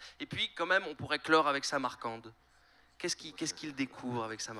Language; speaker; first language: French; native; French